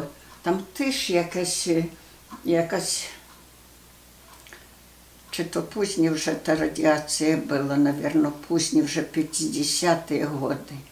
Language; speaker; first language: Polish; early bilingual, heritage; Ukrainian